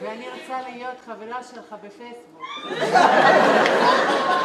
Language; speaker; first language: Hebrew; non-native, local second language; Arabic